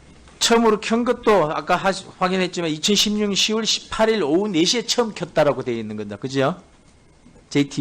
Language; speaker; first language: Korean; native; Korean